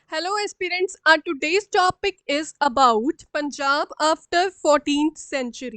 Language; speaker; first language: English; non-native, local second language; Punjabi